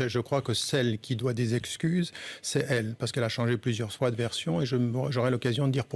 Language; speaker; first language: French; early bilingual, other home language; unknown